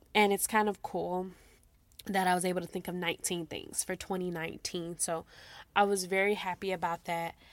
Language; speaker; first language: English; native; English